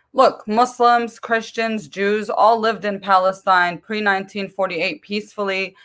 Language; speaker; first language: English; early bilingual, other home language; Arabic